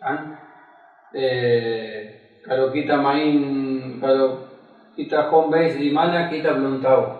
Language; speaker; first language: Indonesian; non-native, fluent; Spanish